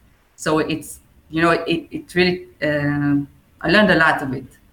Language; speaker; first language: English; non-native, fluent; Hebrew